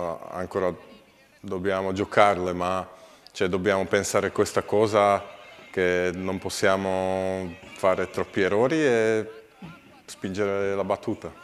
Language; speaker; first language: Italian; non-native, learner; Slovak